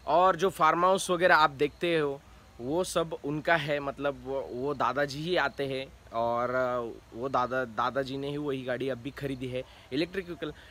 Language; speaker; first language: Hindi; non-native, local second language; Marathi